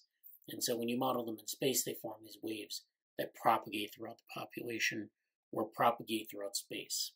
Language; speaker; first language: English; native; English